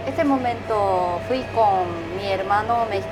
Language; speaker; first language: Spanish; non-native, fluent; Japanese